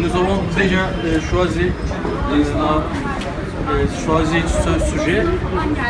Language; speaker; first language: French; non-native, learner; Turkish